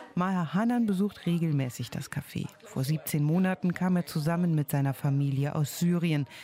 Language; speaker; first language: German; native; German